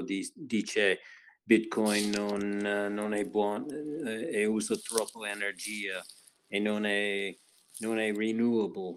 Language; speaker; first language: Italian; non-native, learner; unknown